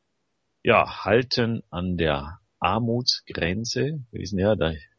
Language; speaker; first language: German; native; German